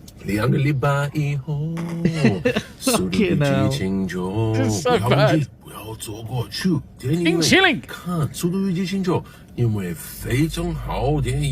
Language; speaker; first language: Chinese; non-native, learner; English